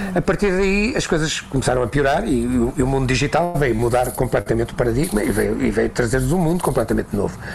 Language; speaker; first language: Portuguese; native; Portuguese